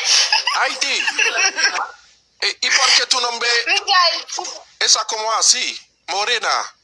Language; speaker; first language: Spanish; non-native, learner; Haitian Creole